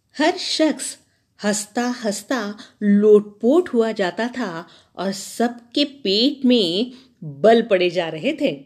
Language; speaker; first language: Hindi; non-native, local second language; Marathi